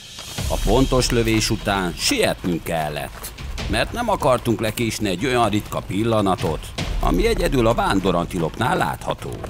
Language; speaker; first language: Hungarian; native; Hungarian